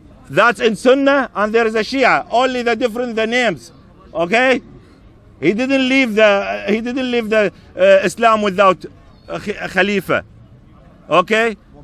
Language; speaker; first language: English; non-native, learner; Arabic